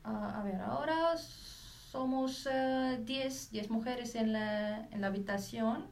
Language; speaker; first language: Spanish; non-native, learner; Arabic